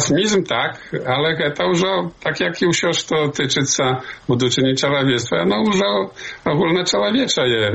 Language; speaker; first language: Polish; non-native, learner; Belarusian